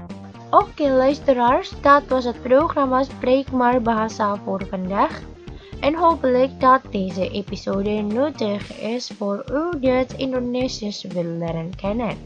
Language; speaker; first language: Dutch; non-native, fluent; Indonesian